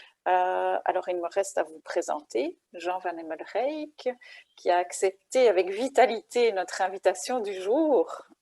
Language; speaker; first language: French; native; French